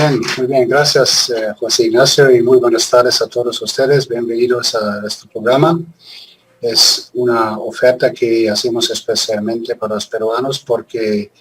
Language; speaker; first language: Spanish; non-native, fluent; German